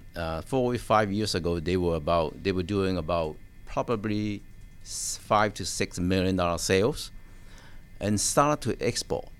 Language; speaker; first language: English; non-native, local second language; Cantonese